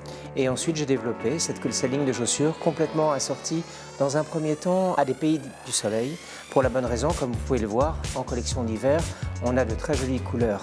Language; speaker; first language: French; native; French